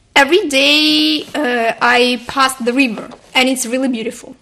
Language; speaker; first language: English; non-native, fluent; Ukrainian